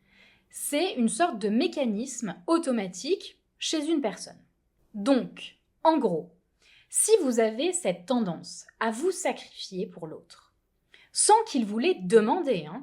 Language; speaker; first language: French; native; French